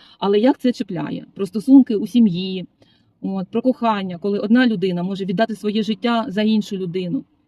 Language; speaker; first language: Ukrainian; non-native, local second language; Russian